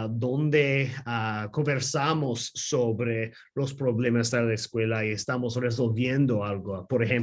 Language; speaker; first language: Spanish; non-native, learner; English